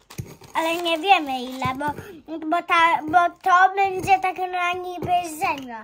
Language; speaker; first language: Polish; early bilingual, heritage; Polish